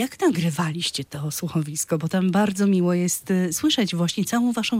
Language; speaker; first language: Polish; native; Polish